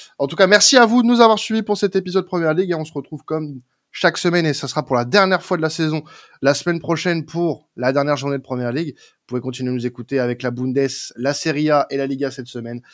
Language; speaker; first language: French; native; French